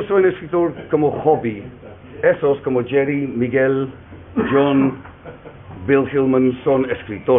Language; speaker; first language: Spanish; non-native, learner; English